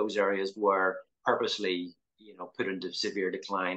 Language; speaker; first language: English; native; English